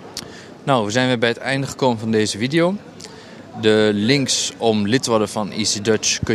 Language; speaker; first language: Dutch; native; Dutch